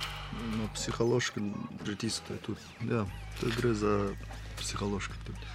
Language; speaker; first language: Slovenian; non-native, learner; Russian